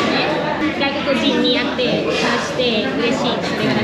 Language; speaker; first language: Japanese; non-native, learner; Vietnamese